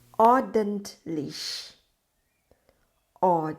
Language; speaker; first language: German; non-native, fluent; Thai